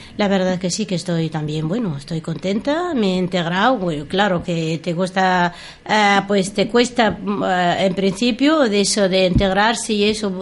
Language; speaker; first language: Spanish; non-native, fluent; Arabic